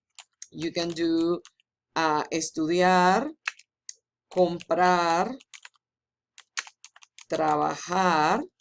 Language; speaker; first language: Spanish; non-native, fluent; English